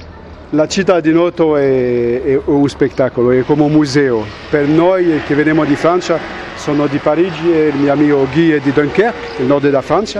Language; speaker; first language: Italian; non-native, learner; French